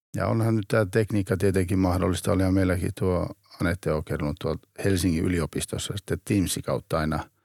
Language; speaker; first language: Finnish; native; Finnish